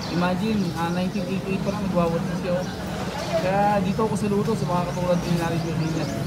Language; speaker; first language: Filipino; native; Filipino